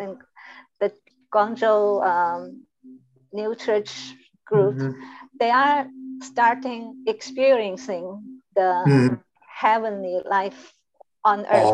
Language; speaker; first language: English; non-native, learner; Chinese